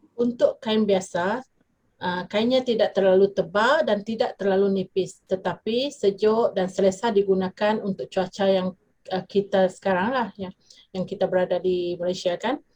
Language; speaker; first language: Malay; non-native, local second language; Iban